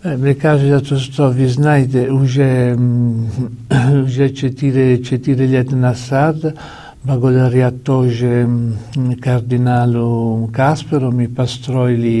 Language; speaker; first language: Russian; non-native, learner; Italian